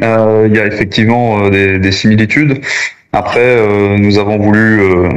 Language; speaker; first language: French; native; French